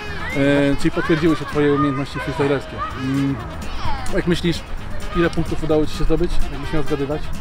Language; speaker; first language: Polish; native; Polish